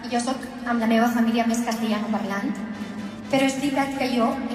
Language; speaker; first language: Catalan; non-native, local second language; Spanish